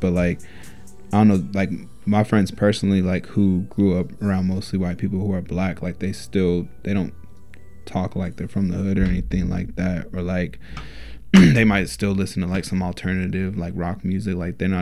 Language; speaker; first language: English; native; English